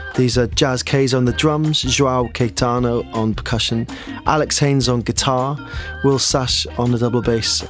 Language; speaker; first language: English; native; English